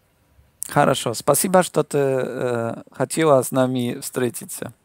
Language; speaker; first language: Russian; non-native, learner; Polish